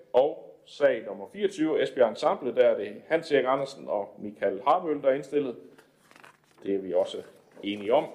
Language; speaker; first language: Danish; native; Danish